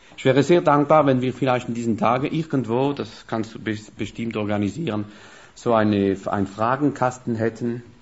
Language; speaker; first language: German; non-native, fluent; French